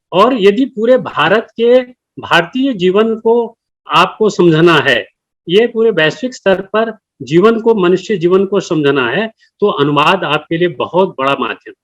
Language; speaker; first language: Hindi; non-native, local second language; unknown